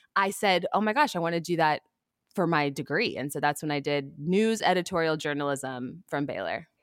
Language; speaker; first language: English; native; English